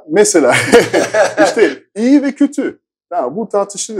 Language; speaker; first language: Turkish; non-native, fluent; French